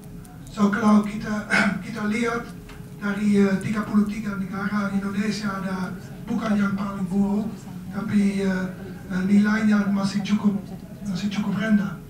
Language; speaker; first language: Indonesian; non-native, fluent; Dutch